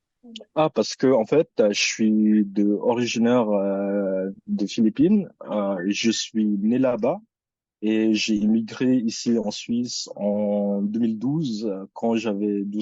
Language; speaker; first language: French; early bilingual, other home language; Filipino